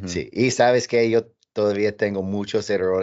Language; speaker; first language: Spanish; non-native, learner; English